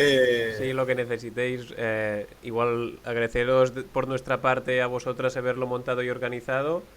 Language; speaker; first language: Spanish; native; Spanish